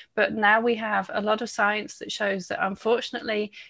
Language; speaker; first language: English; native; English